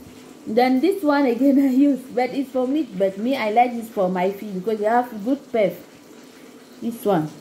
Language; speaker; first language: English; non-native, learner; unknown